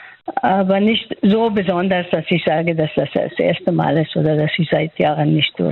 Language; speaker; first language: German; non-native, fluent; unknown